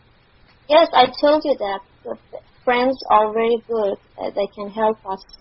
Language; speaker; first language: English; non-native, learner; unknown